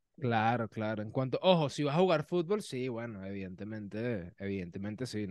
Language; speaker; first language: Spanish; native; Spanish